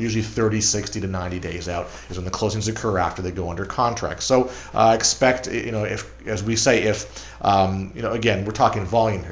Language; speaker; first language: English; native; English